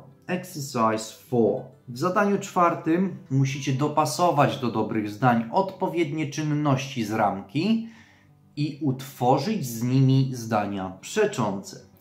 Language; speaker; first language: Polish; native; Polish